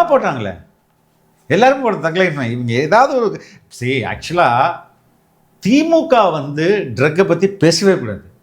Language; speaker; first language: Tamil; native; Tamil